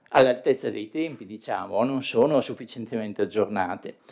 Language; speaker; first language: Italian; native; Italian